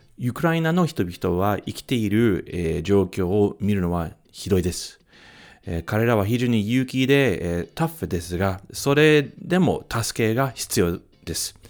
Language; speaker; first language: Japanese; non-native, fluent; English